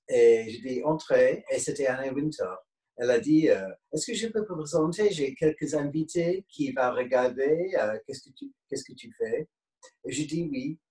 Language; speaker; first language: French; non-native, fluent; English